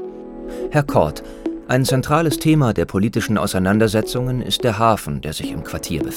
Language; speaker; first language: German; native; German